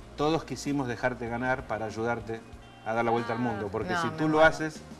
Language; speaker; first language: Spanish; native; Spanish